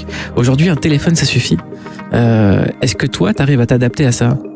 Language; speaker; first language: French; native; French